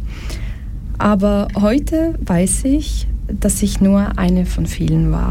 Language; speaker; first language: German; early bilingual, other home language; Portuguese